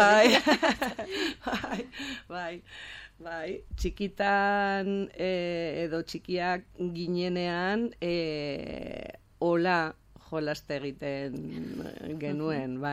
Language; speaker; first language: Basque; non-native, local second language; Spanish